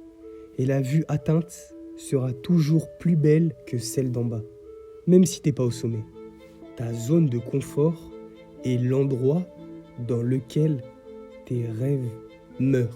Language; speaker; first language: French; native; French